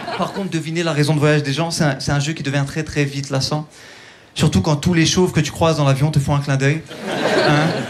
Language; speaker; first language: French; early bilingual, other home language; Turkish